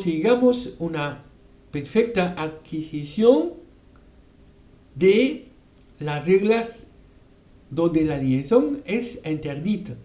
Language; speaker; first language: Spanish; non-native, fluent; French